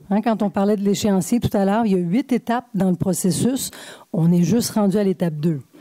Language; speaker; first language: French; native; French